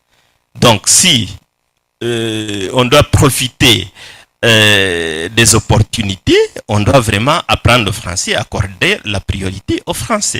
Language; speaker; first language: French; non-native, fluent; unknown